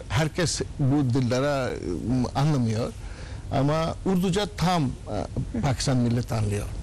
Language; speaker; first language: Turkish; non-native, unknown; Urdu